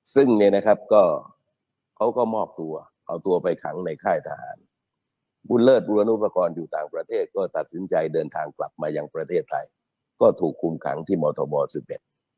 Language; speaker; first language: Thai; native; Thai